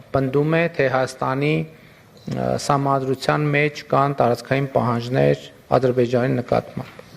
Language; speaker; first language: Armenian; native; Armenian